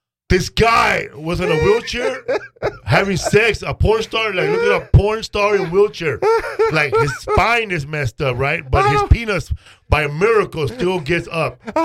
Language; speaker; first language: English; early bilingual, other home language; Spanish